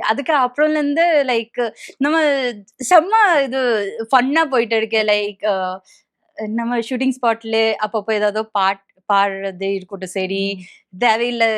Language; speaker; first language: Tamil; non-native, local second language; Bangla